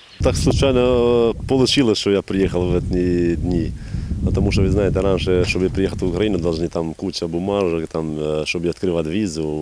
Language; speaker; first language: Russian; non-native, fluent; Albanian